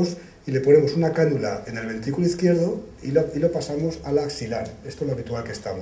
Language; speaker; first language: Spanish; native; Spanish